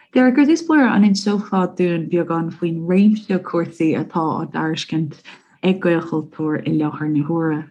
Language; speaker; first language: Irish; non-native, local second language; English